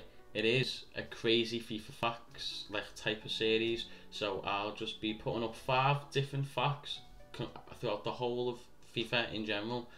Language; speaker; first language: English; native; English